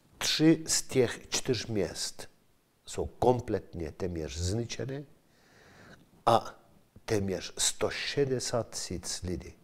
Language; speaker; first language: Czech; non-native, fluent; Kurdish